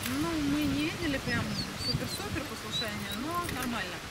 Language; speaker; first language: Russian; native; Russian